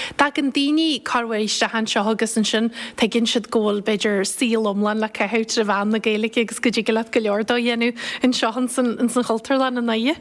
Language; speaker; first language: Irish; native; Irish